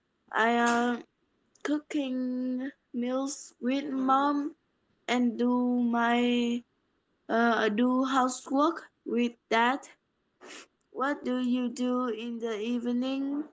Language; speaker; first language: English; non-native, learner; Polish